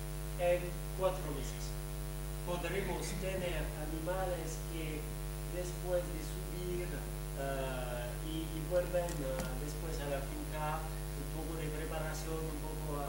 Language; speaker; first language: Spanish; non-native, fluent; French